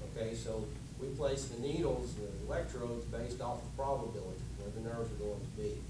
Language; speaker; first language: English; native; English